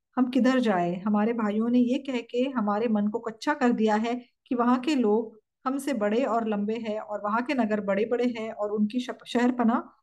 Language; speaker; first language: Hindi; non-native, fluent; Korean